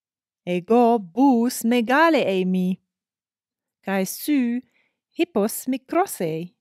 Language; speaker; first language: Greek; non-native, fluent; English